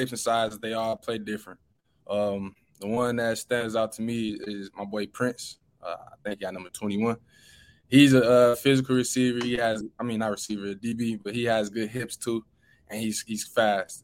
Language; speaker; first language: English; native; English